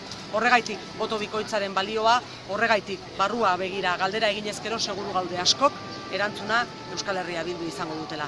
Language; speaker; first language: Basque; native; Basque